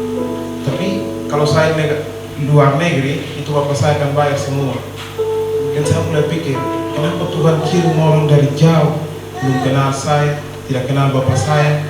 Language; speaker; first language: Indonesian; non-native, learner; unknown